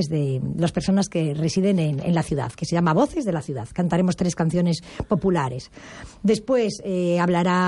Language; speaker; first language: Spanish; native; Spanish